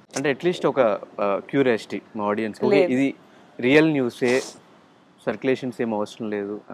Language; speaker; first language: Telugu; native; Telugu